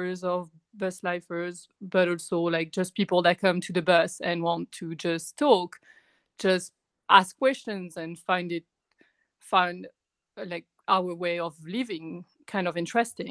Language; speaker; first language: English; non-native, fluent; French